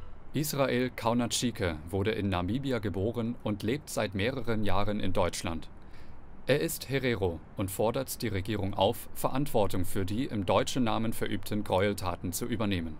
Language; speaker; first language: German; native; German